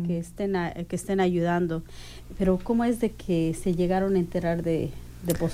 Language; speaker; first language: Spanish; native; Spanish